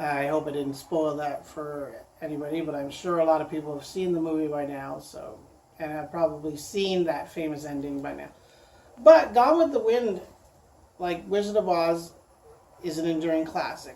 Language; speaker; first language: English; native; English